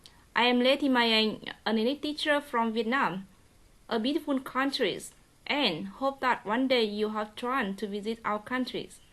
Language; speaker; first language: English; non-native, learner; Vietnamese